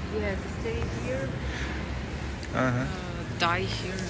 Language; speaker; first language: English; non-native, learner; Portuguese